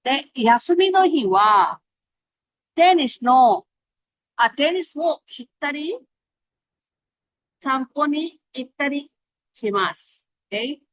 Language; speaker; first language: Japanese; non-native, fluent; Filipino